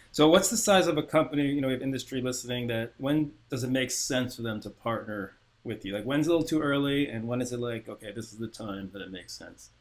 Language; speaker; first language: English; native; English